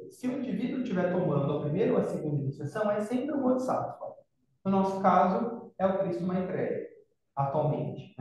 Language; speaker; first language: Portuguese; native; Portuguese